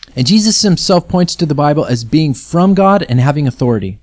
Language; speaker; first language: Portuguese; non-native, learner; English